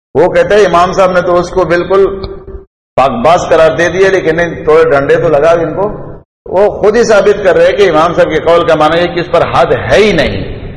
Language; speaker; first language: Urdu; non-native, local second language; Pashto